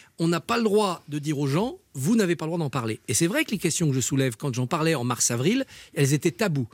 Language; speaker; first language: French; native; French